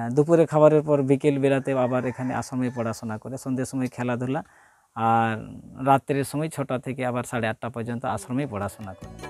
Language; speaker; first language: Bangla; non-native, local second language; Santali